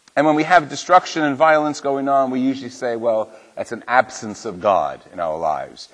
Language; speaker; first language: English; native; English